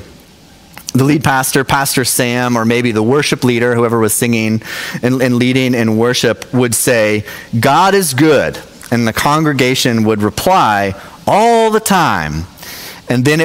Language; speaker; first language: English; native; English